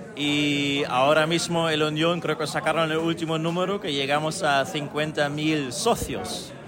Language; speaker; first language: Spanish; non-native, fluent; German